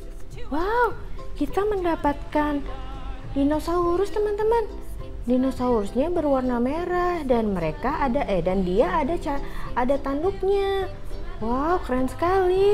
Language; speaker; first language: Indonesian; native; Indonesian